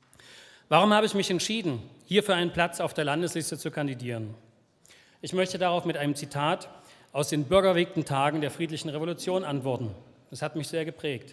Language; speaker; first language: German; native; German